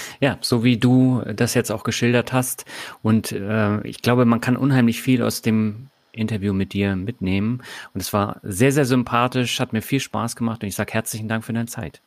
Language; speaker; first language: German; native; German